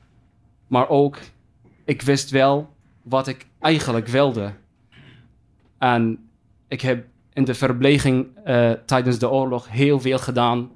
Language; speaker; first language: Dutch; non-native, fluent; Arabic